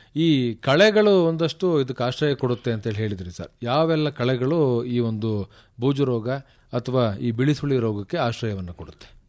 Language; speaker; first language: Kannada; native; Kannada